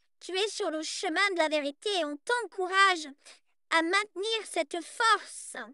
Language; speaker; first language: French; native; French